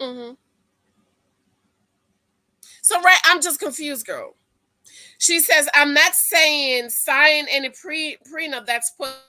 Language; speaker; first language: English; native; English